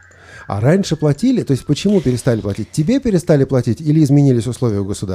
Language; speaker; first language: Russian; native; Russian